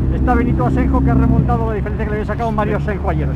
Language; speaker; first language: Spanish; native; Spanish